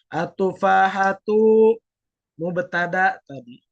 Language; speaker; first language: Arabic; non-native, fluent; Indonesian